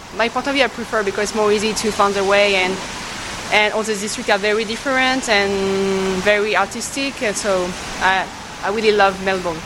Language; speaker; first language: English; non-native, learner; French